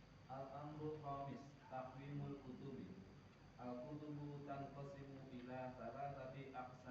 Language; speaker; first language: Arabic; non-native, learner; Indonesian